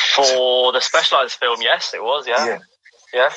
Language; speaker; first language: English; native; English